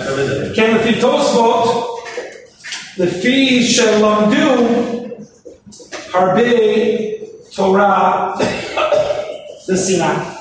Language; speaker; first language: Hebrew; non-native, fluent; English